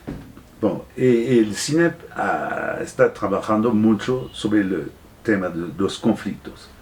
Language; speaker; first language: Spanish; non-native, fluent; French